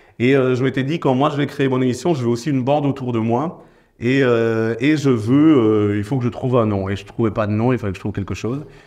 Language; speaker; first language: French; native; French